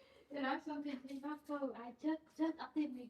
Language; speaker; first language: English; non-native, learner; Vietnamese